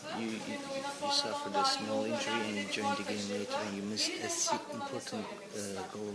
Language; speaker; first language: English; non-native, learner; Turkish